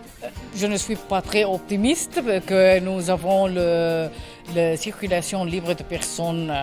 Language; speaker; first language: French; non-native, learner; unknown